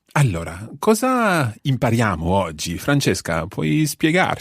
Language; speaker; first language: Italian; non-native, fluent; English